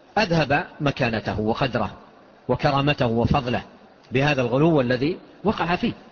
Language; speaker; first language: Arabic; native; Arabic